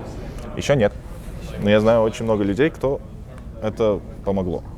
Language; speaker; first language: Russian; early bilingual, heritage; Russian